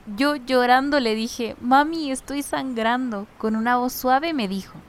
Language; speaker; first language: Spanish; non-native, local second language; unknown